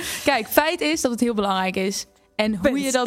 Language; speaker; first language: Dutch; native; Dutch